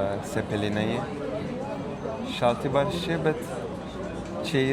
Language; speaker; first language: Lithuanian; non-native, learner; Turkish